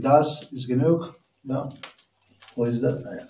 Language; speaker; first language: German; non-native, learner; Spanish